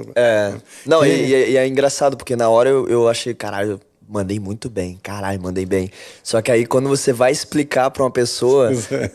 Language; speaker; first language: Portuguese; early bilingual, other home language; French